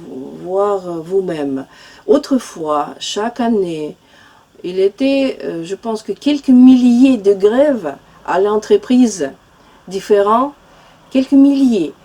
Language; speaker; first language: French; non-native, fluent; Russian